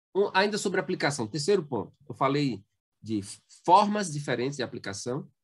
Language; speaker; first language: Portuguese; native; Portuguese